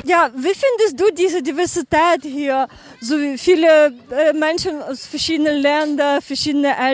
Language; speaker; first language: German; non-native, learner; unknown